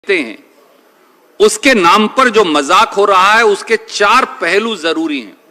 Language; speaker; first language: Hindi; native; Hindi